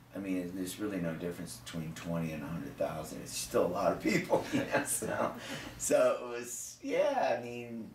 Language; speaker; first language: English; native; English